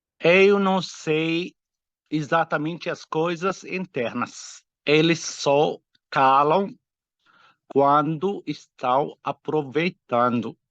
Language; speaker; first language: Portuguese; non-native, fluent; Arabic